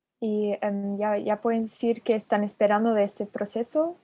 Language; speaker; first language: Spanish; non-native, fluent; German